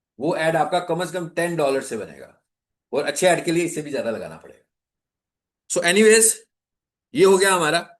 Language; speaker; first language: Urdu; non-native, local second language; Punjabi